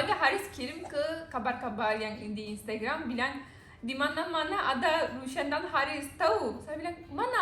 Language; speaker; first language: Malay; non-native, learner; Turkish